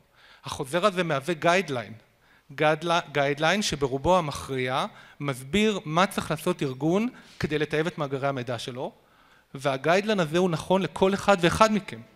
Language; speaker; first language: Hebrew; native; Hebrew